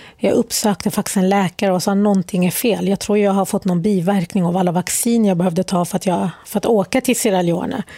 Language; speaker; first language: Swedish; early bilingual, other home language; Arabic